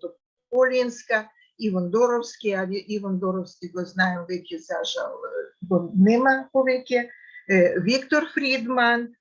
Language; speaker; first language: Macedonian; non-native, fluent; Russian